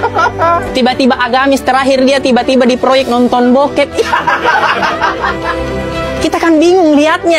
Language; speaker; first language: Indonesian; native; Indonesian